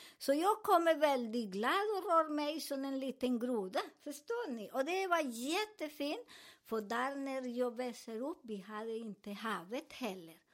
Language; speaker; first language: Swedish; non-native, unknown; Spanish